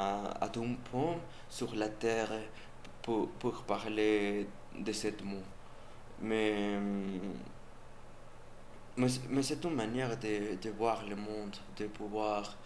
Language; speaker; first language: French; non-native, learner; Spanish